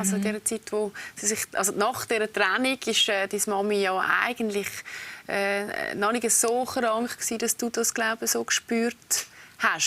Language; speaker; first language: German; native; German